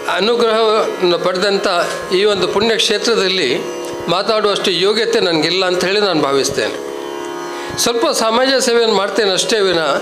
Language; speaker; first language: Kannada; native; Kannada